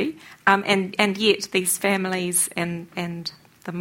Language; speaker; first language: English; native; English